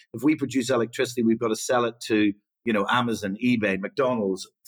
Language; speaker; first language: English; native; English